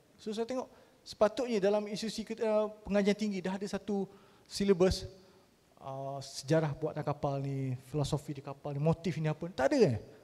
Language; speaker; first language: Malay; native; Malay